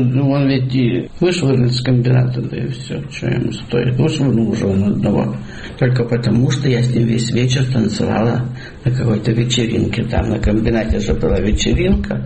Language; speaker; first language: Russian; native; Russian